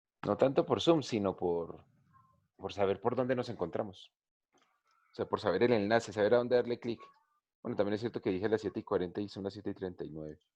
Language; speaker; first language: Spanish; native; Spanish